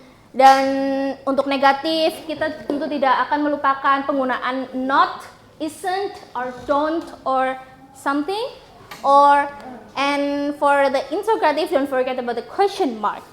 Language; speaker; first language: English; non-native, learner; Indonesian